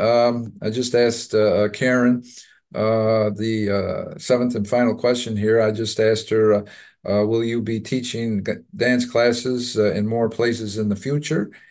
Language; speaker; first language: English; native; English